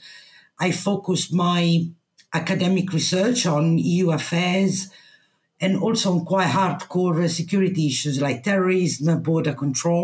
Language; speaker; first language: English; non-native, fluent; Italian